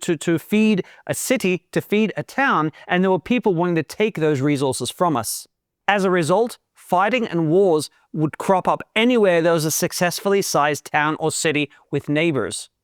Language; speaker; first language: English; native; English